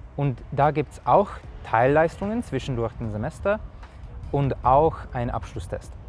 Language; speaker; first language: German; non-native, fluent; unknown